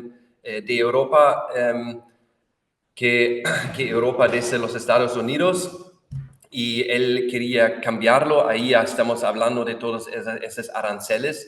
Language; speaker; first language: Spanish; non-native, fluent; German